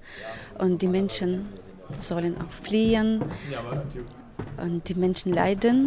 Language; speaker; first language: German; non-native, fluent; Ukrainian